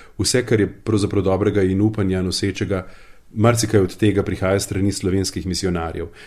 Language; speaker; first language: Slovenian; native; Slovenian